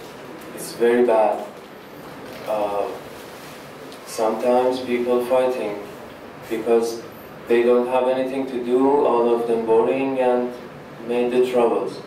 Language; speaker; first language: English; non-native, learner; Persian